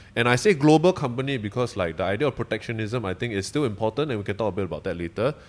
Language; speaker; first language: English; native; English